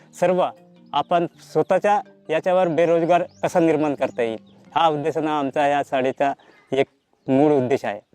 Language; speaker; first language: Marathi; non-native, local second language; Gondi